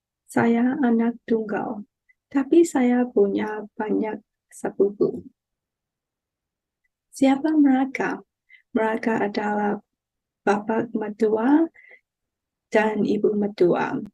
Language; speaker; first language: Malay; non-native, learner; Burmese